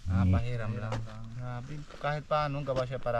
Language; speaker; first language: Filipino; non-native, fluent; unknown